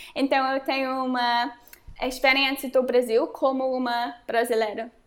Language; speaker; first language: Portuguese; non-native, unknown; English